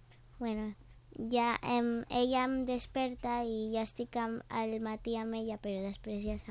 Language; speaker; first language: Catalan; non-native, local second language; Spanish